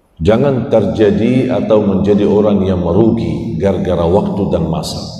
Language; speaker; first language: Malay; non-native, fluent; Arabic